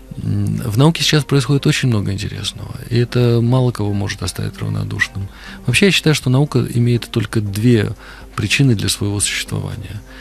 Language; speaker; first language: Russian; native; Russian